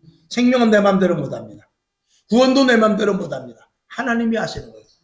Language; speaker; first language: Korean; native; Korean